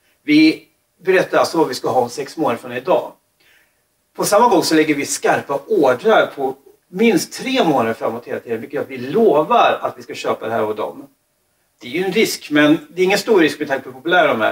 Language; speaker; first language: Swedish; native; Swedish